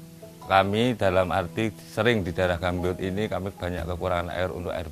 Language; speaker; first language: Indonesian; native; Indonesian